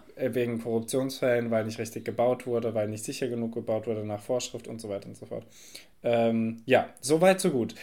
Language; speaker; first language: German; native; German